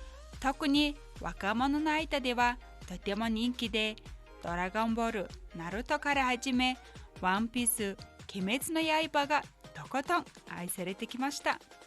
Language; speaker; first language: Japanese; non-native, fluent; Mongolian